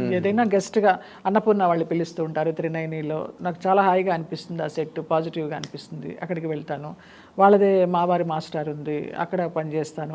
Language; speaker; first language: Telugu; native; Telugu